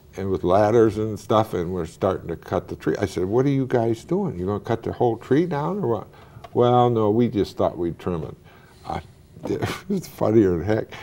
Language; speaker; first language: English; native; English